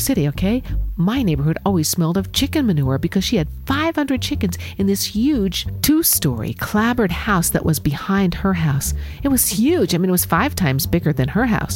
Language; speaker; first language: English; native; English